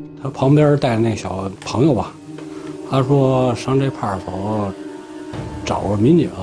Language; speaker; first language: Chinese; native; Chinese